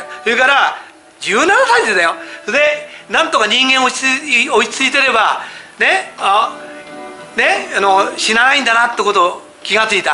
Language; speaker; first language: Japanese; native; Japanese